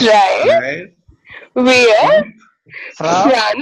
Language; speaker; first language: German; non-native, learner; Kannada